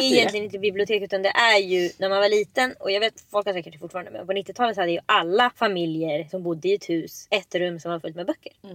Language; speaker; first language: Swedish; native; Swedish